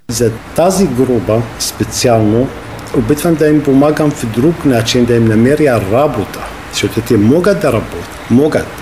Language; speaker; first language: Bulgarian; non-native, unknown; Arabic